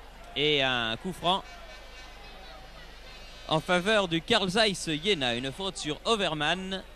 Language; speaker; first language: French; native; French